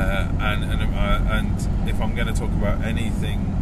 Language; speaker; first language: English; native; English